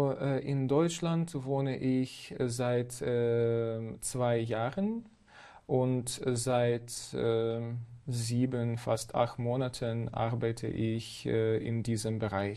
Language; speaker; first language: German; non-native, fluent; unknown